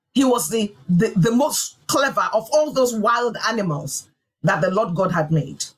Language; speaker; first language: English; non-native, local second language; Yoruba